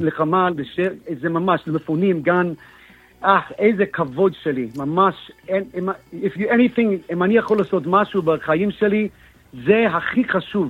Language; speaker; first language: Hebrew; non-native, learner; English